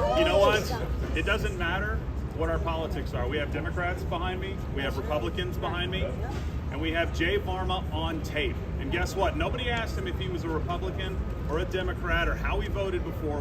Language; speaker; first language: English; native; English